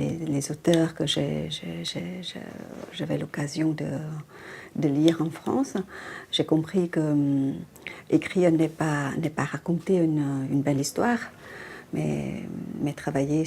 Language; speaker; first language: French; non-native, fluent; Vietnamese